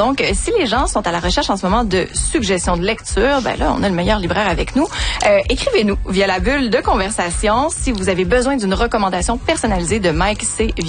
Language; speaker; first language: French; native; French